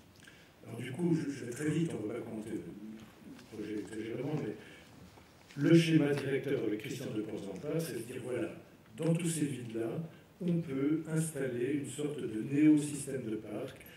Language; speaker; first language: French; native; French